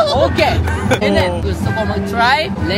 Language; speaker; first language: Filipino; non-native, learner; Japanese